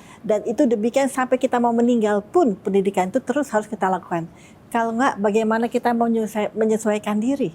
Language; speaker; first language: Indonesian; native; Indonesian